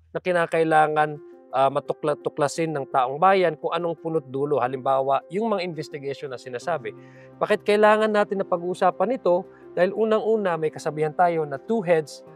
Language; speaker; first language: Filipino; non-native, local second language; Maranao